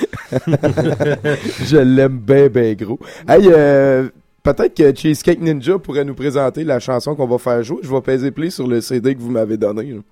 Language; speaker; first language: French; native; French